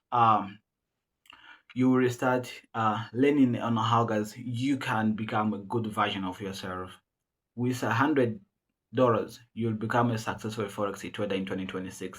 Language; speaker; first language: English; non-native, local second language; Swahili